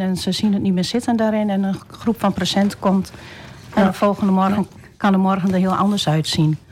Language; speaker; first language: Dutch; native; Dutch